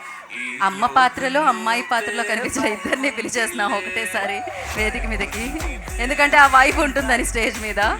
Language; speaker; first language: Telugu; native; Telugu